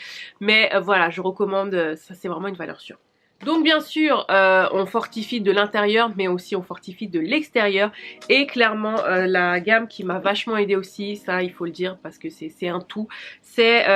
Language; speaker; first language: French; native; French